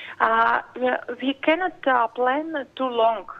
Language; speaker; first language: English; non-native, learner; Russian